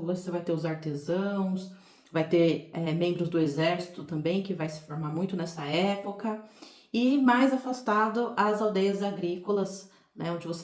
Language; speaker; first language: Portuguese; native; Portuguese